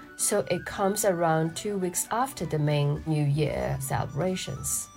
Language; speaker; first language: English; non-native, fluent; Chinese